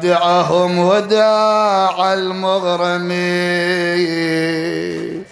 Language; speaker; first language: Arabic; native; Arabic